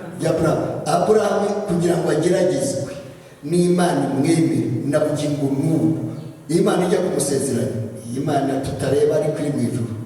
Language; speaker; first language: Kinyarwanda; early bilingual, heritage; Kinyarwanda